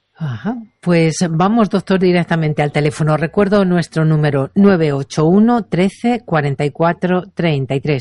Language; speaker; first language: Spanish; native; Spanish